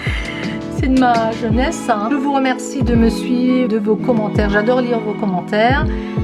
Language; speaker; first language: French; native; French